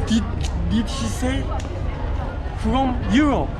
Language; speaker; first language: English; non-native, learner; Turkish